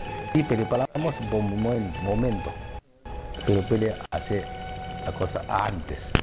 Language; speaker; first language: Spanish; non-native, learner; Cantonese